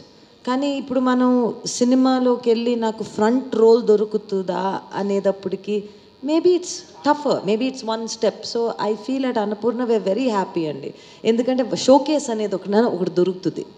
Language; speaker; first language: Telugu; native; Telugu